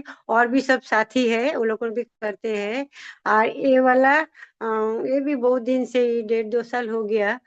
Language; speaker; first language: Hindi; non-native, local second language; Odia